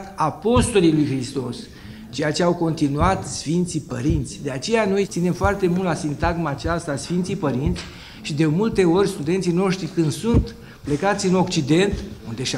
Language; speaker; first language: Romanian; native; Romanian